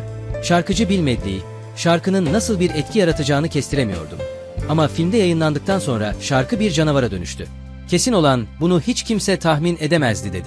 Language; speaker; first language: Turkish; native; Turkish